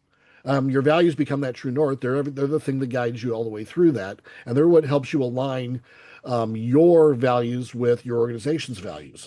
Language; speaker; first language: English; native; English